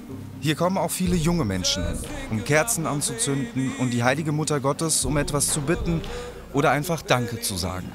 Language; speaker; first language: German; early bilingual, other home language; Croatian